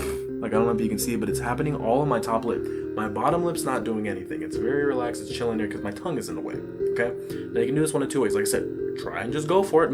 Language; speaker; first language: English; native; English